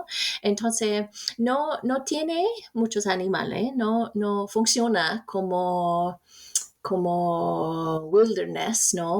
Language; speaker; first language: Spanish; non-native, fluent; English